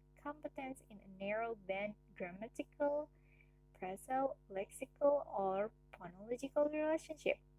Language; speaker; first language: English; non-native, learner; Indonesian